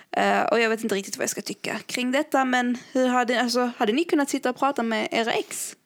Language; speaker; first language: Swedish; early bilingual, other home language; Arabic